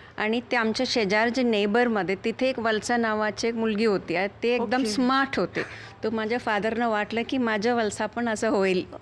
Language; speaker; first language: Marathi; non-native, fluent; Malayalam